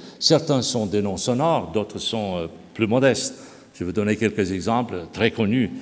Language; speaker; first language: French; non-native, fluent; Romanian